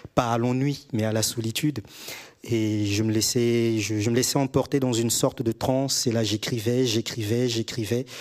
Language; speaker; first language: French; native; French